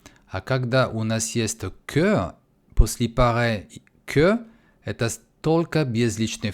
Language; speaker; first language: Russian; non-native, fluent; French